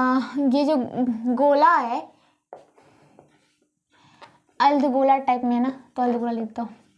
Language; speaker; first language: Hindi; native; Hindi